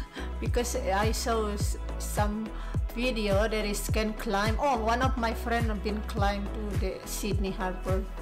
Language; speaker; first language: English; non-native, learner; Indonesian